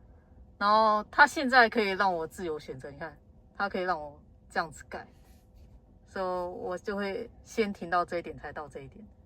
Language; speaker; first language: Chinese; native; Chinese